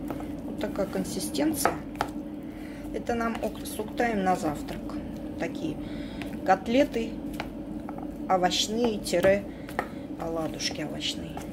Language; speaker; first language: Russian; native; Russian